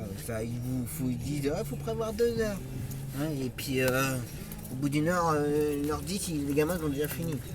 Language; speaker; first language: French; native; French